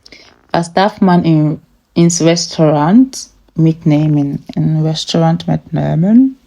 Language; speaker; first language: German; non-native, fluent; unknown